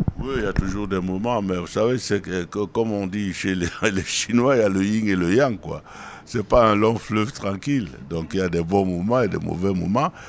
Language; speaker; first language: French; non-native, local second language; Duala